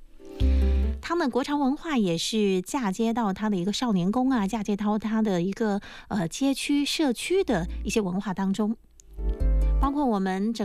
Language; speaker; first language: Chinese; native; Chinese